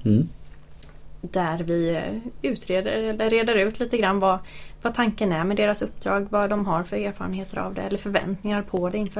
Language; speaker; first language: Swedish; native; Swedish